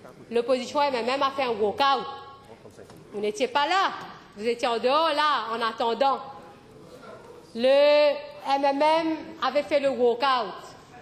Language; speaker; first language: French; non-native, local second language; Morisyen